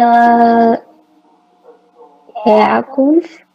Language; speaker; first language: German; non-native, learner; Indonesian